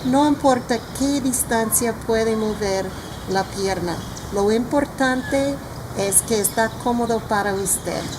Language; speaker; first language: Spanish; non-native, fluent; English